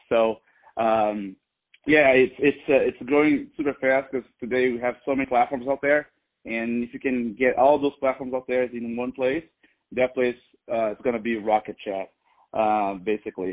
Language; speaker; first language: English; non-native, fluent; Portuguese